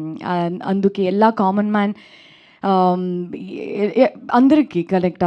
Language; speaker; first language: Telugu; non-native, learner; Kannada